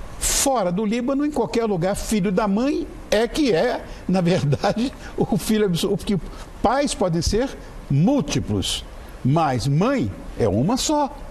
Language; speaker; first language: Portuguese; native; Portuguese